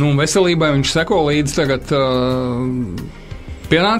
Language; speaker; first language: Latvian; native; Latvian